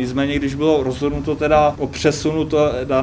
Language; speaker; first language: Czech; native; Czech